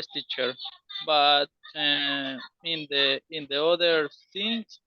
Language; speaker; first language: English; non-native, learner; Spanish